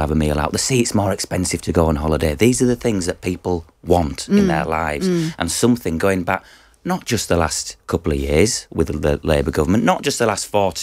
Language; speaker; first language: English; native; English